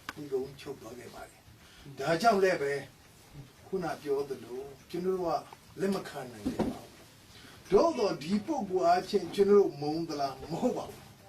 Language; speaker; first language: Burmese; non-native, local second language; Hakha Chin